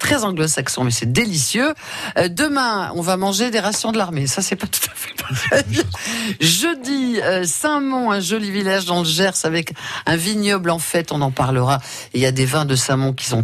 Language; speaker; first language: French; native; French